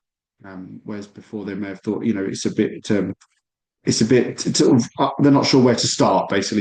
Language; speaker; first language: English; native; English